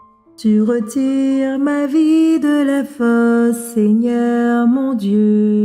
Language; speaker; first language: French; native; French